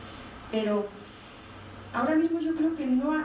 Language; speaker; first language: Spanish; native; Spanish